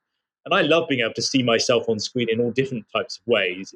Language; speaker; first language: English; native; English